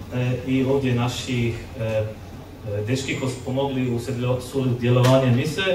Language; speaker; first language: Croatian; early bilingual, heritage; Croatian